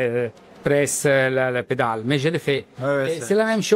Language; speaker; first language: French; non-native, learner; Italian